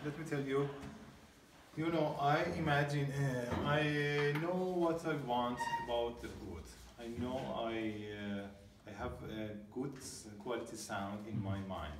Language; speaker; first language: English; non-native, learner; Persian